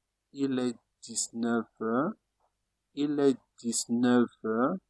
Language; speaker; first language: French; non-native, fluent; Italian